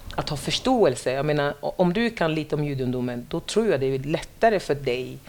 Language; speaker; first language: Swedish; non-native, fluent; French